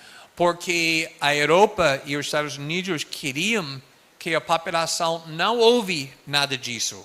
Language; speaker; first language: Portuguese; non-native, fluent; English